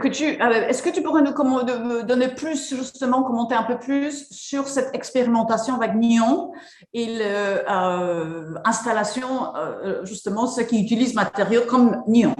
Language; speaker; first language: French; non-native, fluent; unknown